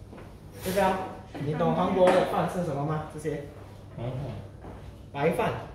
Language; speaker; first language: Chinese; non-native, local second language; English